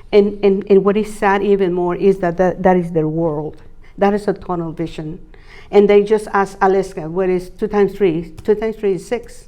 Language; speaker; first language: English; non-native, fluent; Spanish